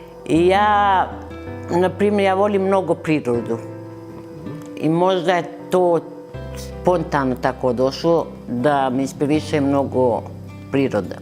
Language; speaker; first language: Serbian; early bilingual, other home language; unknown